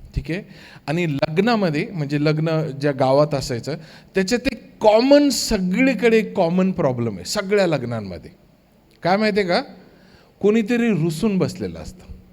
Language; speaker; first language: Marathi; native; Marathi